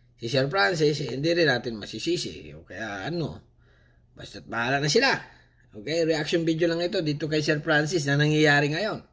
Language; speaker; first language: Filipino; non-native, local second language; Cebuano